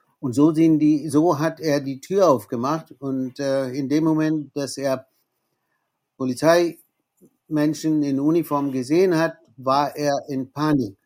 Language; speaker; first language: German; non-native, fluent; Bangla